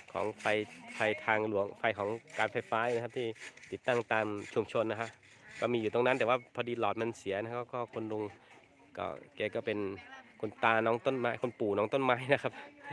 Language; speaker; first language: Thai; native; Thai